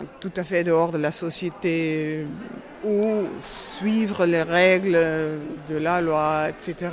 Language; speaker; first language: French; non-native, fluent; Dutch